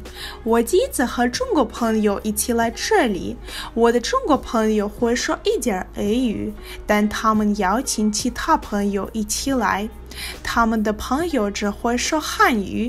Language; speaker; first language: Chinese; non-native, learner; Russian